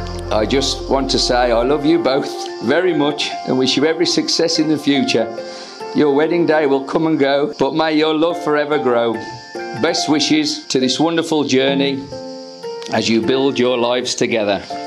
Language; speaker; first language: English; native; English